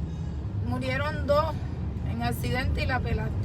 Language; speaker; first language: Spanish; native; Spanish